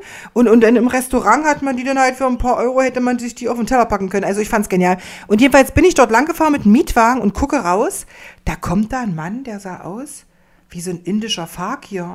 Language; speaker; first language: German; native; German